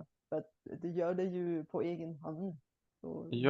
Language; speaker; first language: Swedish; non-native, fluent; Bulgarian